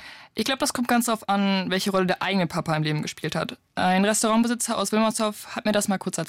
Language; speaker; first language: German; native; German